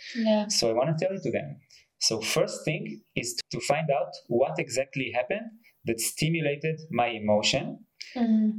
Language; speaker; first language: English; non-native, fluent; Hebrew